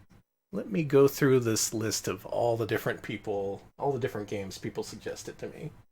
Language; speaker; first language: English; native; English